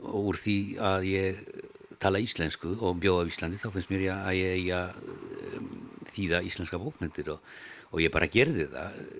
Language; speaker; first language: Icelandic; non-native, fluent; Polish